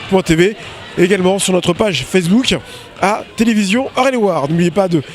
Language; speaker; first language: French; native; French